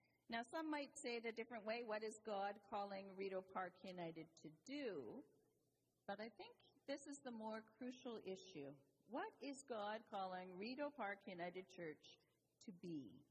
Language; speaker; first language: English; native; English